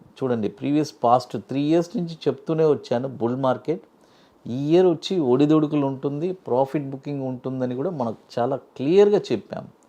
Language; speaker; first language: Telugu; native; Telugu